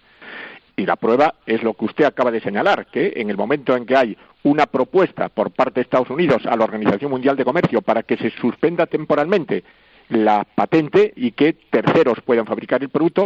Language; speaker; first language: Spanish; native; Spanish